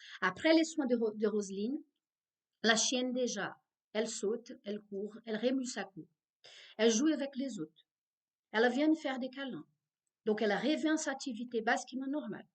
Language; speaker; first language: French; non-native, fluent; Portuguese